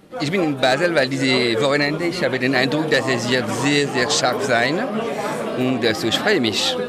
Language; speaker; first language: German; non-native, local second language; French